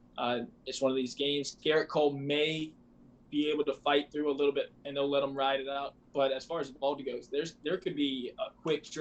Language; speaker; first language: English; native; English